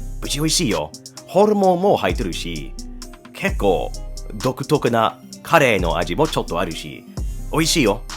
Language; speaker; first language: Japanese; non-native, fluent; English